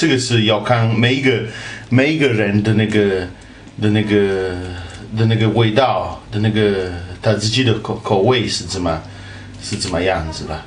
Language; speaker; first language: Chinese; non-native, fluent; Italian